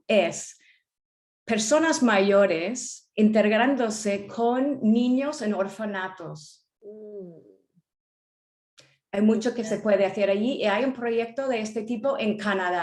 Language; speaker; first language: Spanish; non-native, fluent; English